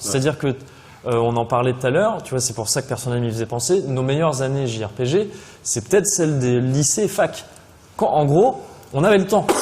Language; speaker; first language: French; native; French